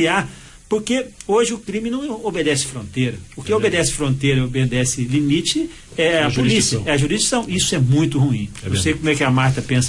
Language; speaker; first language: Portuguese; native; Portuguese